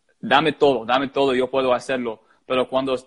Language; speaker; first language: Spanish; early bilingual, heritage; Spanish